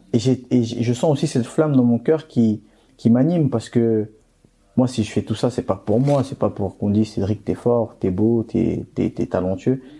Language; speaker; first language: French; early bilingual, other home language; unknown